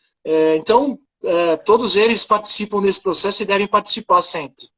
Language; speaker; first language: Portuguese; native; Portuguese